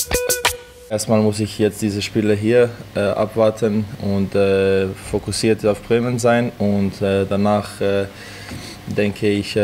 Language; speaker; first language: German; non-native, fluent; Serbian